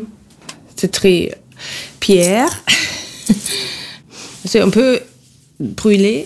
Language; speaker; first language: French; non-native, fluent; German